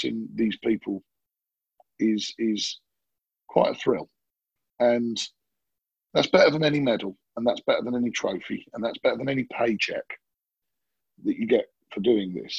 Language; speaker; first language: English; native; English